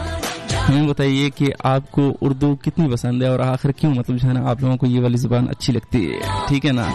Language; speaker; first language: Hindi; non-native, local second language; Pashto